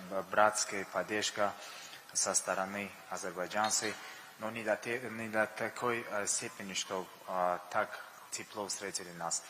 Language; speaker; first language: Russian; non-native, local second language; Tajik